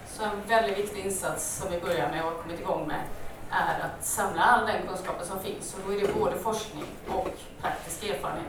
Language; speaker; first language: Swedish; native; Swedish